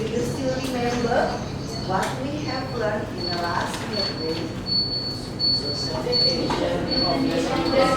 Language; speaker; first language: English; non-native, local second language; Indonesian